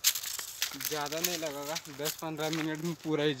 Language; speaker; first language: Hindi; native; Hindi